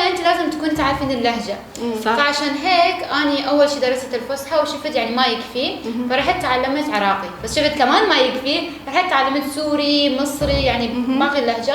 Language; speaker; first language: Arabic; non-native, fluent; Persian